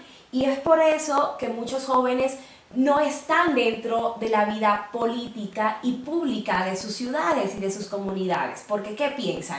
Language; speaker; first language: Spanish; native; Spanish